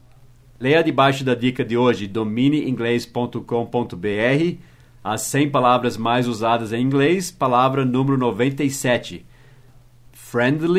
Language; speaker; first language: Portuguese; non-native, fluent; English